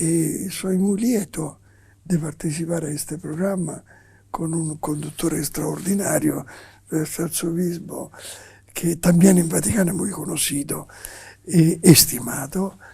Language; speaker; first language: Spanish; non-native, fluent; Italian